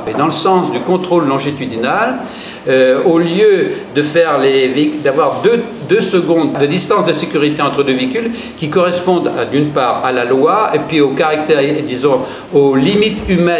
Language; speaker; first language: French; native; French